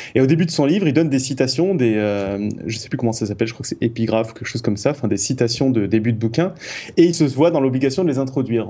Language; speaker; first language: French; native; French